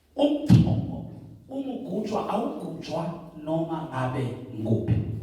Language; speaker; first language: Zulu; non-native, local second language; Swati